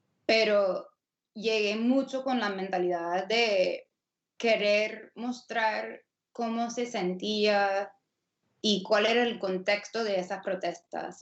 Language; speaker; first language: Spanish; non-native, fluent; English